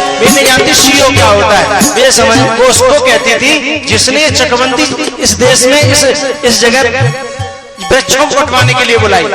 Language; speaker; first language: Hindi; native; Hindi